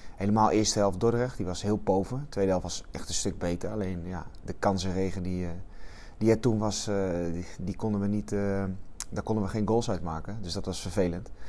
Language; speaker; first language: Dutch; native; Dutch